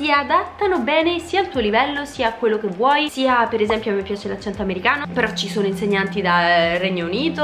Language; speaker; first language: Italian; native; Italian